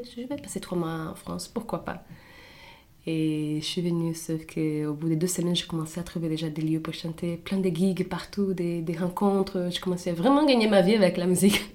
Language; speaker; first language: French; non-native, fluent; Portuguese